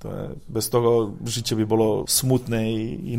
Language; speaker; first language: Polish; non-native, learner; Serbian